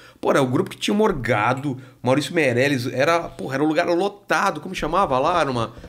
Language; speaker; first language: Portuguese; native; Portuguese